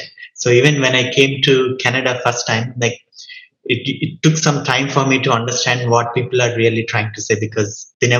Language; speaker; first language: English; non-native, local second language; Telugu